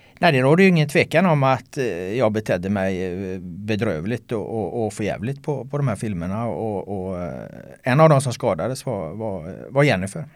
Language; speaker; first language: Swedish; native; Swedish